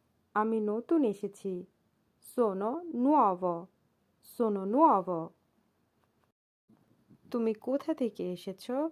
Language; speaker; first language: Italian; non-native, learner; Bangla